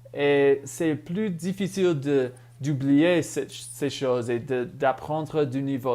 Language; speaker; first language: French; non-native, fluent; English